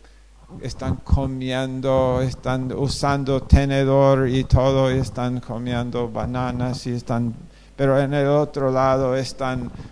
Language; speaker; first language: Spanish; non-native, fluent; English